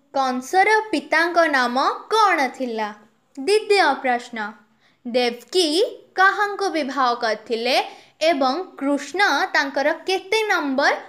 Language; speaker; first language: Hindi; non-native, local second language; Odia